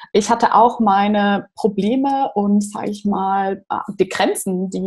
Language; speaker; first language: German; non-native, fluent; Portuguese